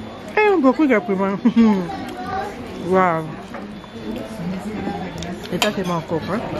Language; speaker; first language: French; non-native, local second language; Lingala